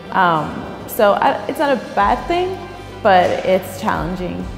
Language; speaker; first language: English; native; English